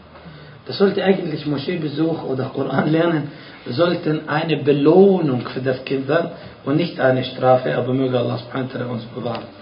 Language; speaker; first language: German; non-native, fluent; Arabic